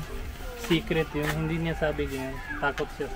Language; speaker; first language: Filipino; non-native, learner; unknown